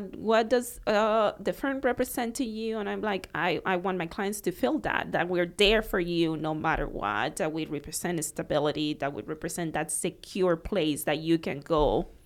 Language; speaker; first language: English; non-native, fluent; Spanish